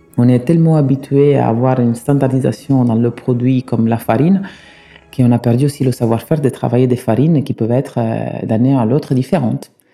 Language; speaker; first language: French; non-native, fluent; Italian